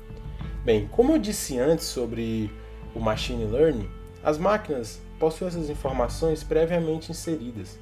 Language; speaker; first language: Portuguese; native; Portuguese